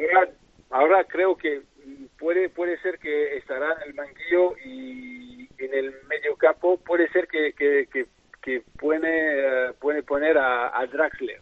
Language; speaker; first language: Spanish; non-native, fluent; French